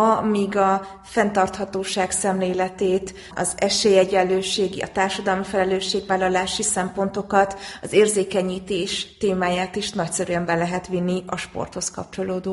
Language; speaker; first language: Hungarian; native; Hungarian